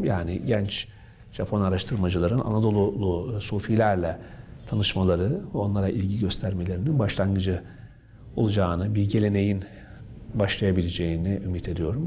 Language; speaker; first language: Turkish; native; Turkish